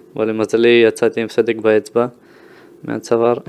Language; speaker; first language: Hebrew; early bilingual, other home language; Ukrainian